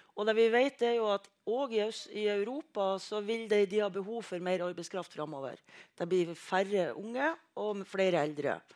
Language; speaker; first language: Norwegian; native; Norwegian